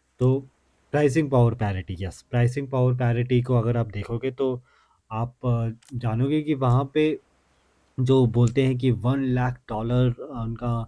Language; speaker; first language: Hindi; native; Hindi